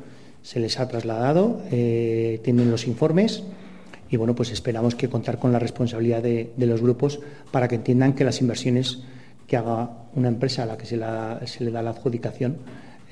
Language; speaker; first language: Spanish; native; Spanish